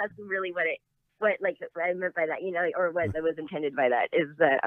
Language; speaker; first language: English; native; English